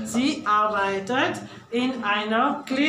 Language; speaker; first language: German; non-native, fluent; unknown